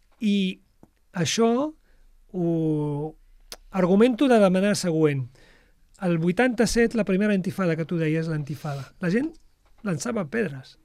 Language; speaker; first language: Catalan; non-native, fluent; Arabic